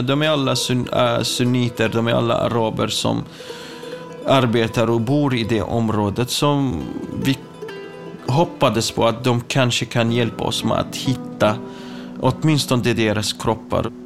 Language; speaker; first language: Swedish; non-native, fluent; Kurdish